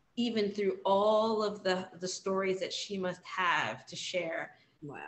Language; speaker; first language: English; native; English